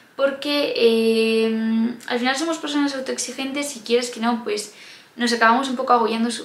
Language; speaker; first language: Spanish; native; Spanish